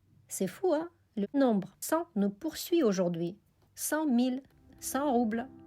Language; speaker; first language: French; non-native, fluent; Russian